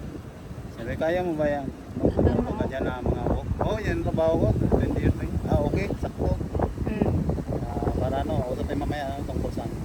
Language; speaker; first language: Filipino; non-native, local second language; Cebuano